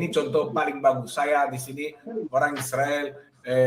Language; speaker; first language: Indonesian; non-native, fluent; Hebrew